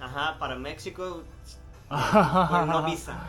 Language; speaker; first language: Spanish; non-native, learner; Portuguese